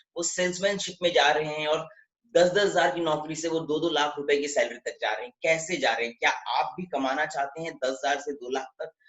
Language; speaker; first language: Hindi; native; Hindi